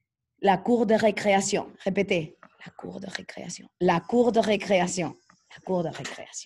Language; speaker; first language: French; non-native, fluent; Spanish